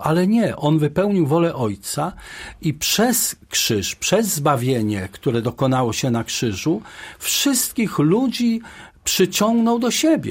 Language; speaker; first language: Polish; native; Polish